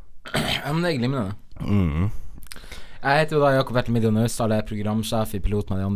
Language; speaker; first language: Norwegian; native; Norwegian